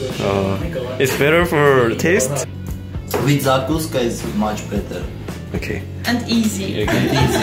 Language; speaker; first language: English; non-native, learner; Armenian